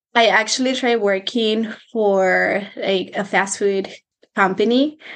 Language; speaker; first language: English; non-native, fluent; Spanish